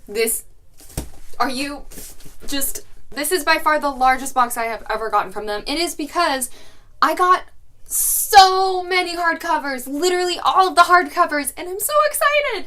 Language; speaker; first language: English; native; English